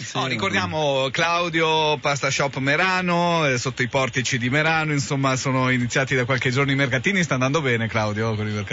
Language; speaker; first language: Italian; native; Italian